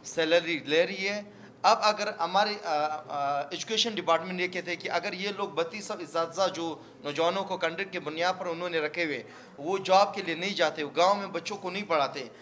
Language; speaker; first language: Urdu; non-native, local second language; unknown